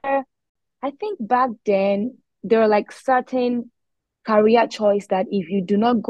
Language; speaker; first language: English; non-native, local second language; Yoruba